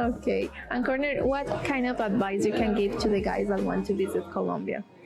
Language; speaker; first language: English; non-native, fluent; Spanish